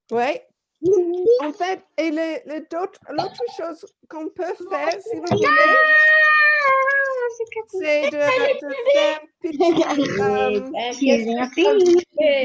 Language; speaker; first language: French; non-native, fluent; English